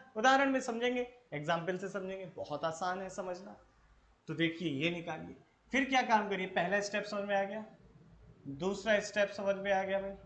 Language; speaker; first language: Hindi; native; Hindi